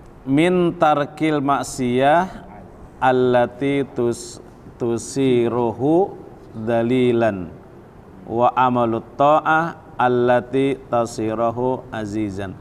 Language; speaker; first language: Arabic; non-native, fluent; Indonesian